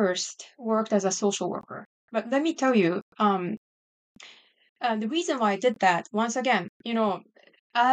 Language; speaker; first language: English; non-native, fluent; Japanese